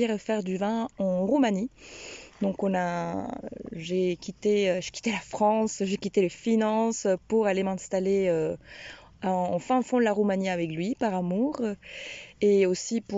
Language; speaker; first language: French; non-native, fluent; Spanish